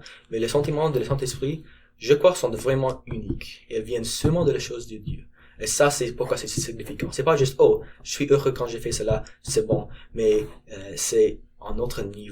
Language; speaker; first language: French; non-native, learner; English